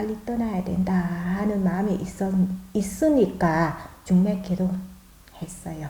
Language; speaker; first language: Korean; non-native, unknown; Vietnamese